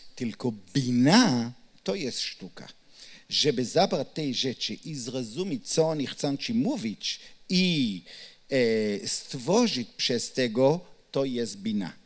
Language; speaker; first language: Polish; non-native, learner; Hebrew